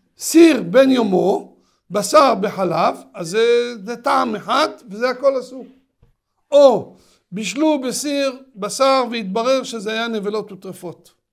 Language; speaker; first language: Hebrew; native; Hebrew